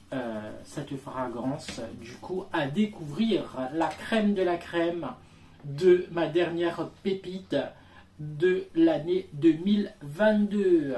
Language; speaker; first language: French; native; French